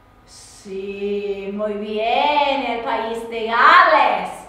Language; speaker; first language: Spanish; non-native, learner; English